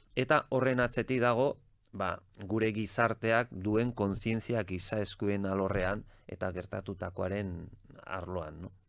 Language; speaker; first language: Basque; non-native, local second language; Spanish